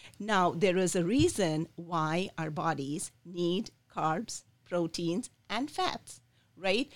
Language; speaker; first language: English; non-native, local second language; Bangla